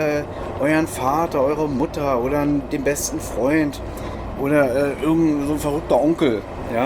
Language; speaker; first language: German; native; German